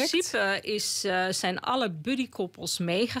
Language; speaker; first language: Dutch; native; Dutch